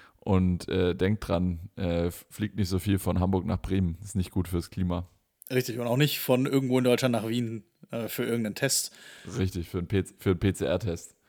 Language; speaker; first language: German; native; German